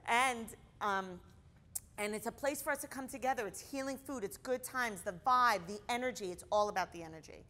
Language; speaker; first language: English; native; English